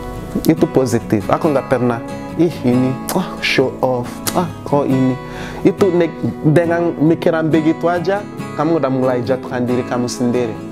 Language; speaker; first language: Indonesian; non-native, fluent; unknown